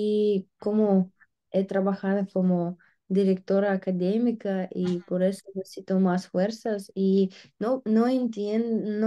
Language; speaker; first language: Spanish; non-native, learner; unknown